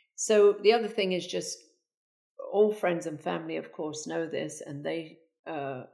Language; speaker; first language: English; native; English